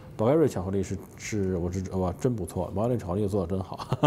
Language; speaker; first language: Chinese; native; Chinese